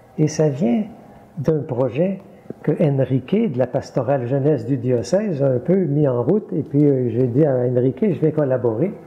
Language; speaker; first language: French; native; French